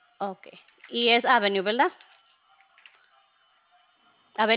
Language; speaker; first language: Spanish; early bilingual, other home language; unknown